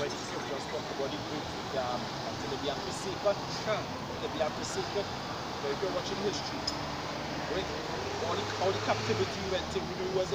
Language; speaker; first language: English; native; English